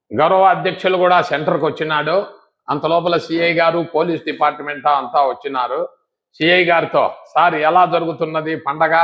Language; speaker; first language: Telugu; native; Telugu